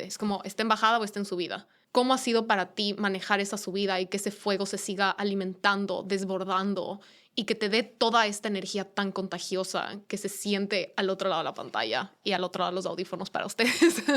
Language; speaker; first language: Spanish; native; Spanish